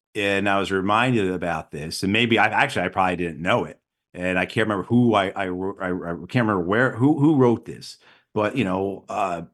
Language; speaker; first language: English; native; English